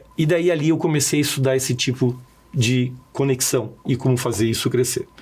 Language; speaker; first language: Portuguese; early bilingual, other home language; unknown